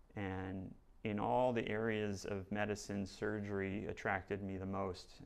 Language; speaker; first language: English; native; English